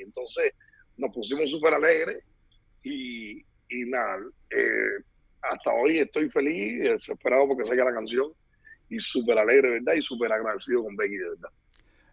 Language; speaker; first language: Spanish; native; Spanish